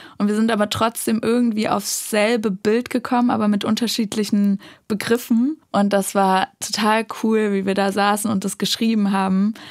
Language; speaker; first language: German; native; German